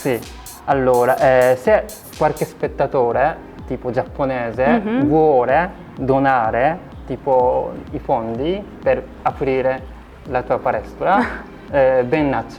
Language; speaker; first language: Italian; non-native, fluent; Japanese